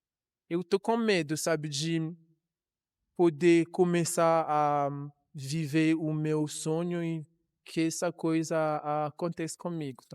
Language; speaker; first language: Portuguese; non-native, learner; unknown